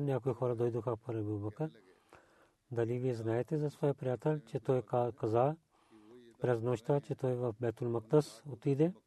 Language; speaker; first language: Bulgarian; non-native, learner; Urdu